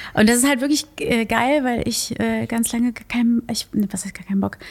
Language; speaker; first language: German; early bilingual, other home language; Portuguese